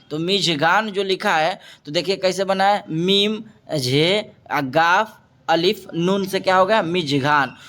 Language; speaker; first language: Hindi; native; Hindi